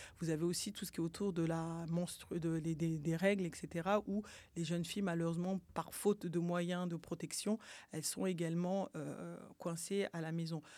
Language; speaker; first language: French; early bilingual, other home language; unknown